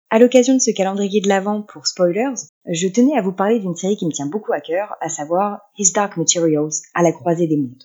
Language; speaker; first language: French; native; French